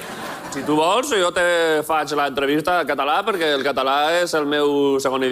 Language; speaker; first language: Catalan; non-native, local second language; Spanish